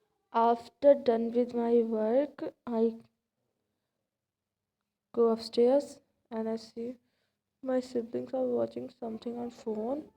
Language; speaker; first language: English; non-native, local second language; Urdu